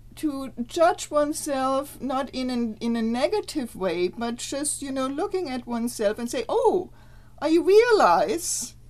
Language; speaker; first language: English; non-native, fluent; German